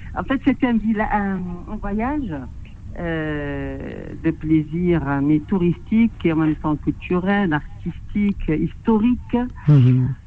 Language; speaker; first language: French; non-native, local second language; Arabic